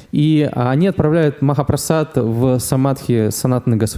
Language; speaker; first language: Russian; native; Russian